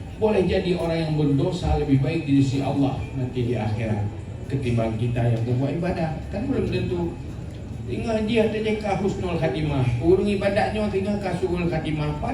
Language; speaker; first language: Malay; non-native, local second language; Achinese